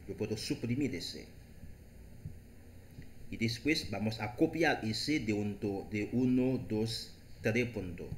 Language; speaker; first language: Spanish; non-native, learner; Haitian Creole